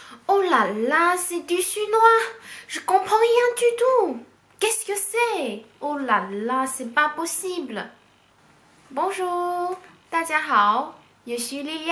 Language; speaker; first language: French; non-native, fluent; Chinese